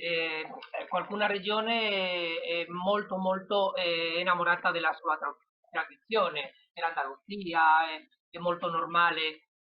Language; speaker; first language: Italian; non-native, learner; Spanish